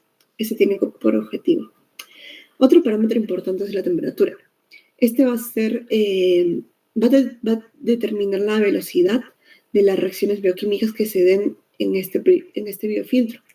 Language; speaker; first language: Spanish; native; Spanish